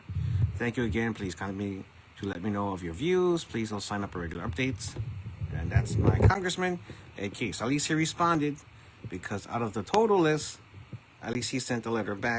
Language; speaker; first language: English; native; English